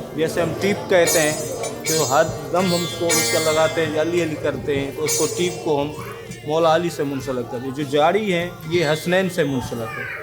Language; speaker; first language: Urdu; non-native, local second language; Sindhi